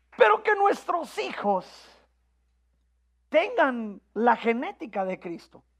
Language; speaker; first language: Spanish; native; Spanish